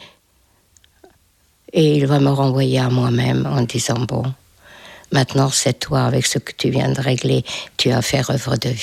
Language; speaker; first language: French; non-native, fluent; Hungarian